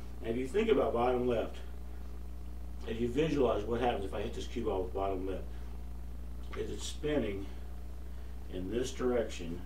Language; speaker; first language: English; native; English